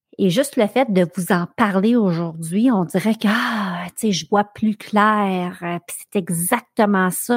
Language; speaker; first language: French; native; French